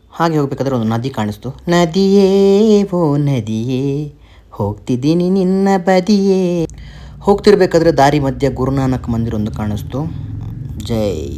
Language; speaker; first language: Kannada; non-native, local second language; Tulu